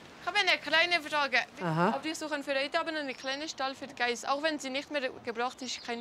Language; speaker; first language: German; non-native, local second language; French